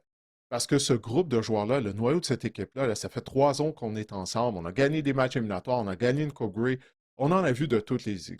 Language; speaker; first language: French; native; French